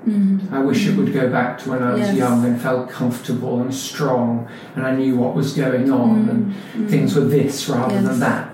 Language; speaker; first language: English; native; English